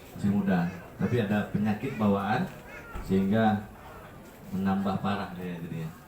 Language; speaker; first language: Indonesian; native; Indonesian